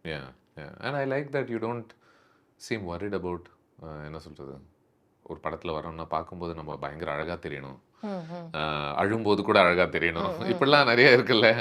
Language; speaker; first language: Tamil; native; Tamil